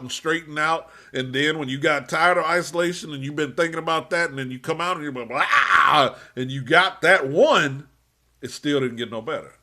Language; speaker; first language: English; native; English